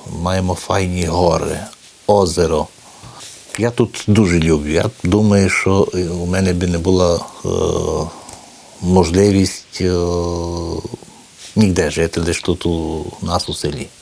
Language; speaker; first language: Ukrainian; early bilingual, heritage; Ukrainian